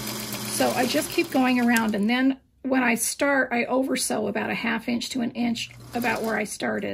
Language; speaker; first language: English; native; English